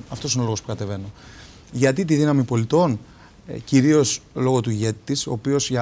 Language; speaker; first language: Greek; native; Greek